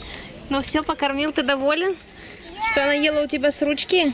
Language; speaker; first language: Russian; native; Russian